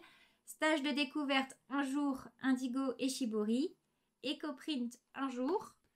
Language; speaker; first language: French; native; French